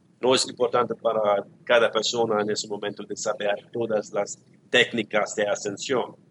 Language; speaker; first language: Spanish; non-native, learner; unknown